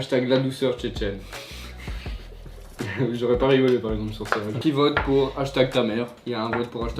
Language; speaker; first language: French; native; French